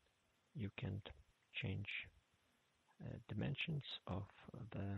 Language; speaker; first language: English; non-native, fluent; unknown